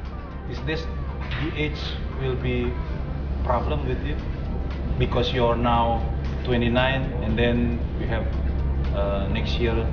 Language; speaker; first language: English; non-native, fluent; Indonesian